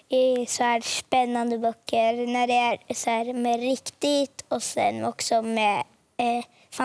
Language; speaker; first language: Swedish; early bilingual, other home language; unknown